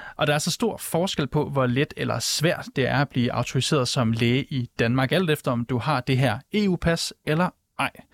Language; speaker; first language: Danish; native; Danish